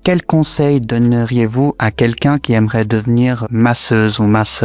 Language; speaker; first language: French; native; French